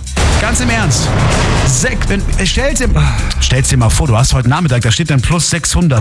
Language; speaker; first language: German; native; German